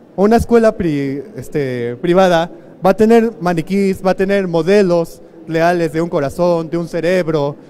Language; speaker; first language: Spanish; native; Spanish